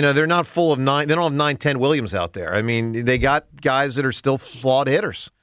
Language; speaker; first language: English; native; English